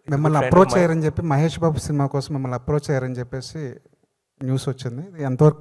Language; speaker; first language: Telugu; native; Telugu